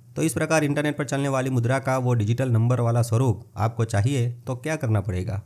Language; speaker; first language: Hindi; non-native, local second language; Gujarati